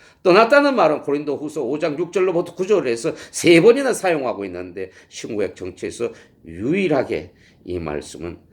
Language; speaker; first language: Korean; native; Korean